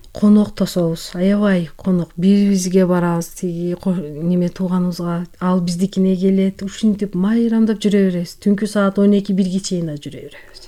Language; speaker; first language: Kyrgyz; non-native, local second language; Turkish